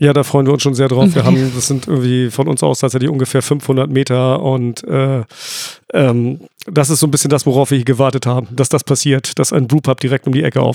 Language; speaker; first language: German; native; German